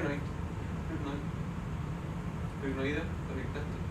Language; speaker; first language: Spanish; native; Spanish